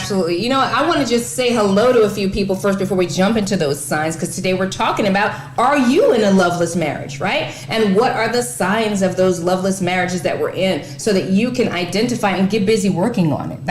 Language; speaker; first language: English; native; English